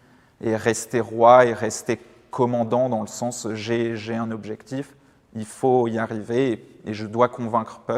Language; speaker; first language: French; native; French